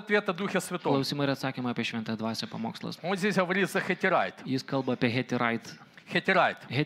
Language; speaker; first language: Lithuanian; native; Lithuanian